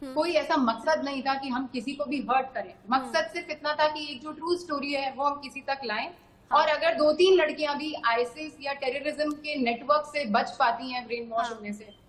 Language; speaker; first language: Hindi; native; Hindi